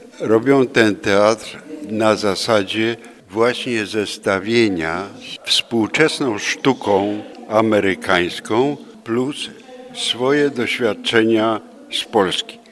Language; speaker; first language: Polish; native; Polish